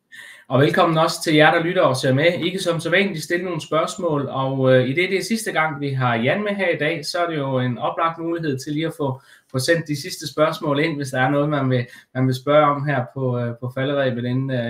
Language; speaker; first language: Danish; native; Danish